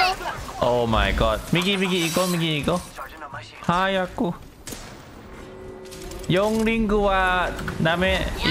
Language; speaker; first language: Japanese; non-native, learner; Thai